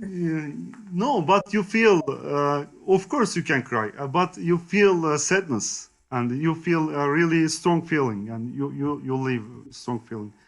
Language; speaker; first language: English; non-native, learner; Turkish